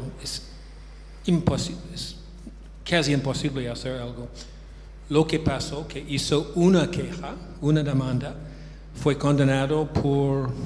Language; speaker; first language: Spanish; non-native, fluent; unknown